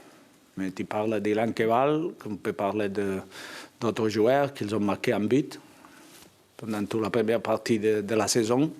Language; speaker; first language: French; non-native, fluent; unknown